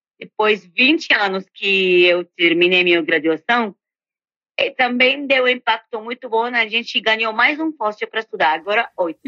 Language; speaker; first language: Portuguese; non-native, fluent; Arabic